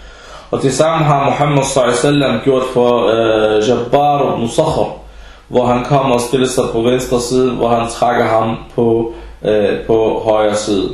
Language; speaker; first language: Danish; early bilingual, other home language; Arabic